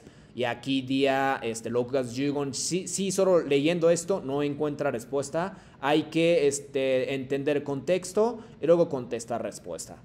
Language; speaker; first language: Spanish; non-native, fluent; Japanese